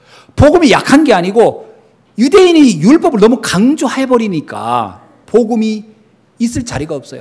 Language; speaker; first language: Korean; native; Korean